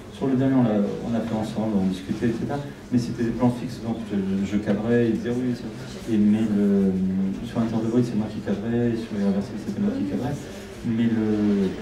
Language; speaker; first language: French; non-native, fluent; Spanish